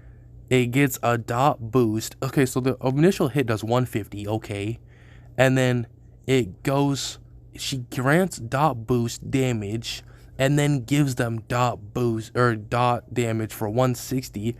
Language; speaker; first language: English; native; English